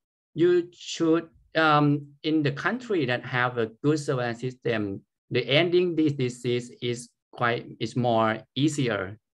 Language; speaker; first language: English; non-native, fluent; Thai